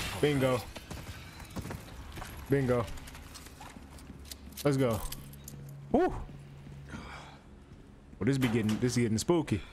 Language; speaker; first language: English; native; English